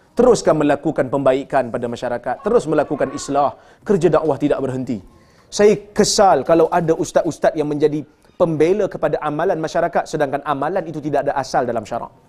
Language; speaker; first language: Malay; native; Malay